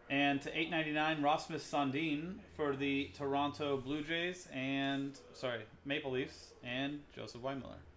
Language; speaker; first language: English; native; English